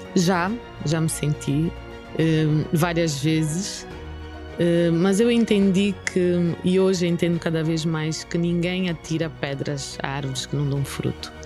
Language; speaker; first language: Portuguese; native; Portuguese